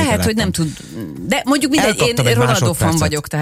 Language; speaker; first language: Hungarian; native; Hungarian